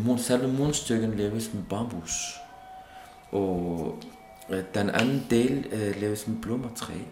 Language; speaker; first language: Danish; non-native, fluent; Kurdish